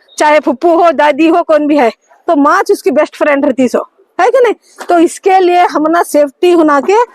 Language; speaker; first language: Hindi; non-native, local second language; Urdu